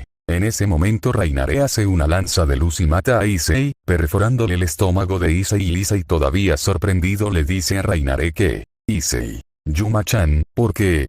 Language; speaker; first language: Spanish; native; Spanish